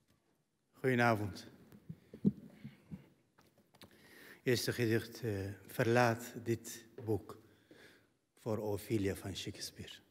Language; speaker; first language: Dutch; non-native, fluent; Arabic